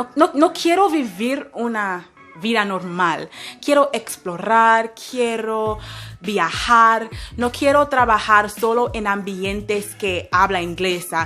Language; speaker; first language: Spanish; non-native, fluent; English